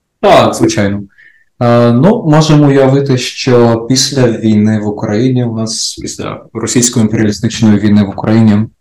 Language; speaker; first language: Ukrainian; native; Ukrainian